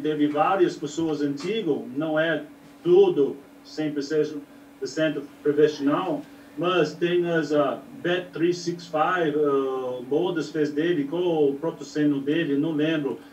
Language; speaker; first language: Portuguese; non-native, learner; English